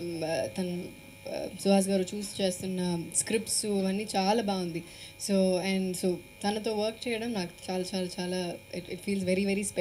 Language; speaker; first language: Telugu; non-native, fluent; Malayalam